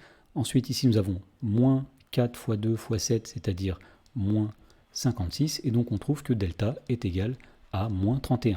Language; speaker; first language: French; native; French